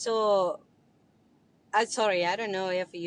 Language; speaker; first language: English; non-native, learner; Spanish